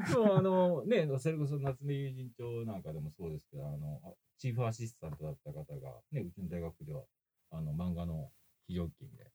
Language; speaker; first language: Japanese; native; Japanese